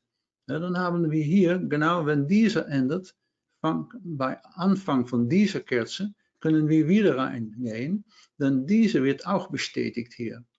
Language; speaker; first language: German; non-native, learner; Dutch